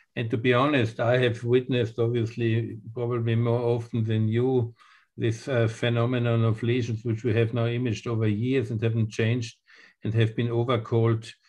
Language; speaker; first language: English; non-native, fluent; German